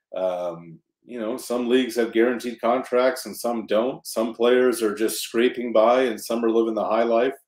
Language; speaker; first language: English; native; English